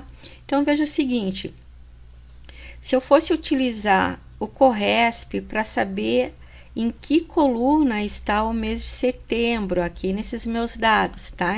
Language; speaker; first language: Portuguese; native; Portuguese